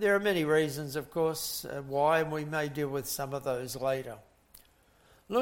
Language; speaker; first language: English; native; English